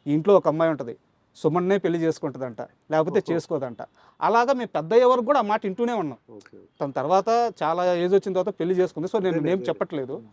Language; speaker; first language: Telugu; native; Telugu